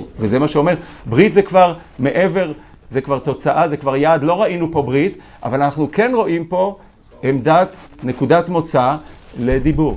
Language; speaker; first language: Hebrew; native; Hebrew